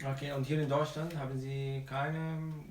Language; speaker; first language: German; non-native, fluent; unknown